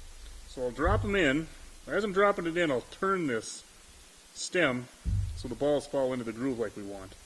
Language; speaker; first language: English; native; English